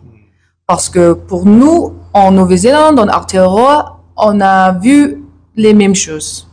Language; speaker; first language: French; non-native, learner; English